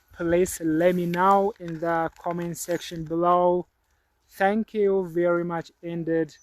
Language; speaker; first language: English; non-native, local second language; Amharic